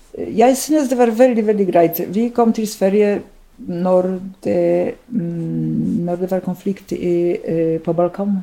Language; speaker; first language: Norwegian; non-native, fluent; Polish